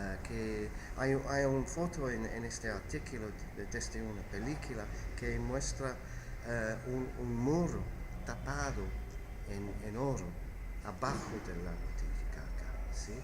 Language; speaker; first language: Spanish; non-native, fluent; English